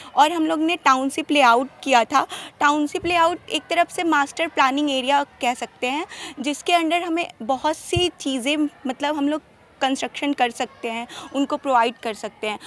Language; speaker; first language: Hindi; native; Hindi